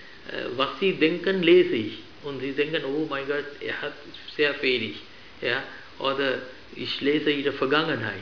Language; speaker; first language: German; non-native, fluent; Sinhala